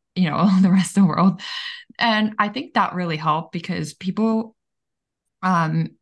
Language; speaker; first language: English; early bilingual, other home language; Bulgarian